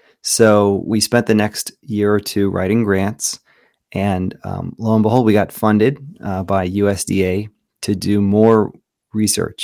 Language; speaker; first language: English; native; English